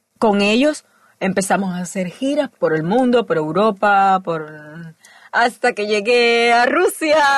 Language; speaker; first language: Spanish; native; Spanish